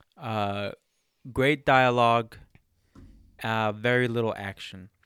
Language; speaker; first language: English; early bilingual, other home language; Arabic